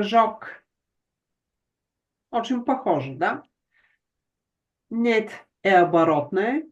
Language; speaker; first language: Russian; non-native, fluent; Bulgarian